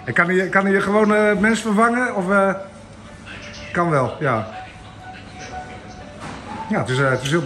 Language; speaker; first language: Dutch; native; Dutch